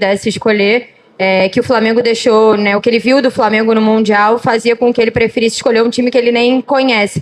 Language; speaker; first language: Portuguese; native; Portuguese